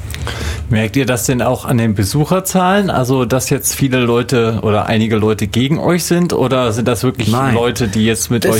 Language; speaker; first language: German; native; German